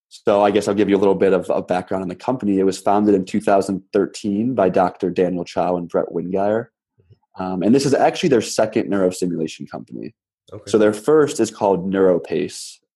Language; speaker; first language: English; native; English